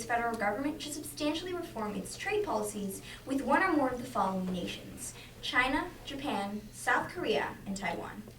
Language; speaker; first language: English; native; English